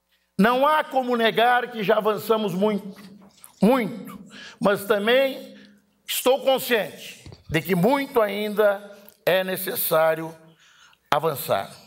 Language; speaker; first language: Portuguese; native; Portuguese